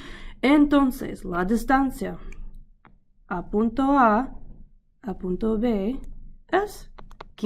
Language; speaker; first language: Spanish; non-native, learner; English